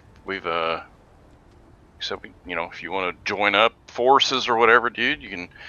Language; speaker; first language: English; native; English